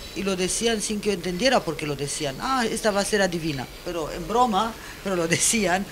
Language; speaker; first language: Spanish; non-native, fluent; Romanian